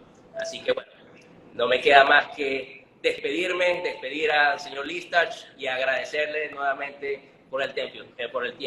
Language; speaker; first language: Spanish; native; Spanish